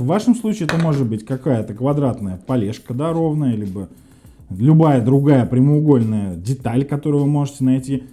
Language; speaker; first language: Russian; native; Russian